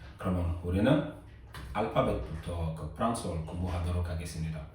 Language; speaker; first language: Korean; non-native, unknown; French